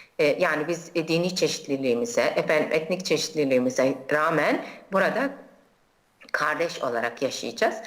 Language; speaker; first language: Turkish; native; Turkish